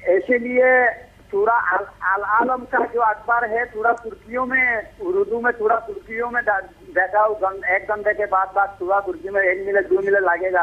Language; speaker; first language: Hindi; non-native, learner; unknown